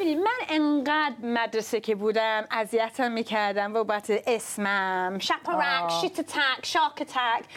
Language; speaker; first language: Persian; early bilingual, other home language; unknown